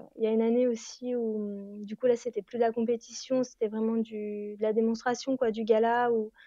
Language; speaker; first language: French; native; French